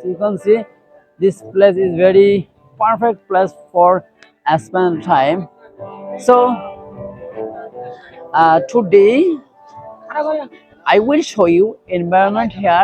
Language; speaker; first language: English; non-native, learner; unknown